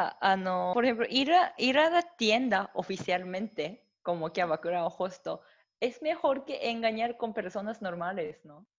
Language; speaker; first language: Spanish; non-native, learner; Japanese